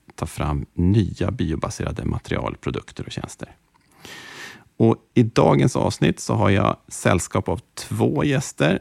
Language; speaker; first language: Swedish; native; Swedish